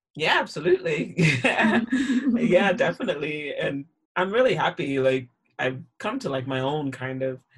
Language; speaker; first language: English; native; English